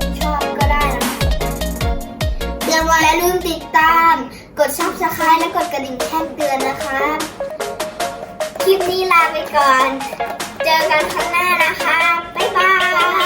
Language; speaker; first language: Thai; native; Thai